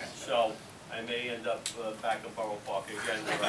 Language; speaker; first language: English; native; English